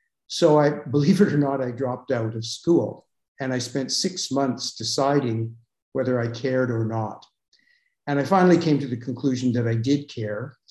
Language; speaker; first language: English; native; English